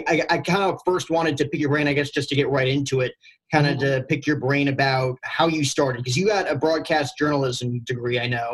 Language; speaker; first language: English; native; English